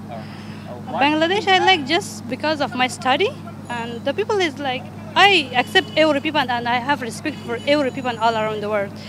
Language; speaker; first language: English; non-native, learner; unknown